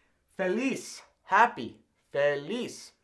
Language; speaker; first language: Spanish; non-native, fluent; English